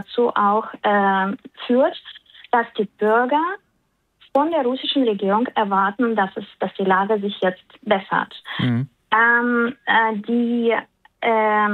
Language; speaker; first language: German; non-native, fluent; Russian